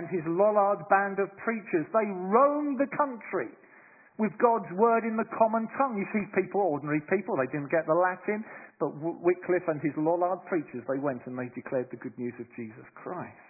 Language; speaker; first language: English; native; English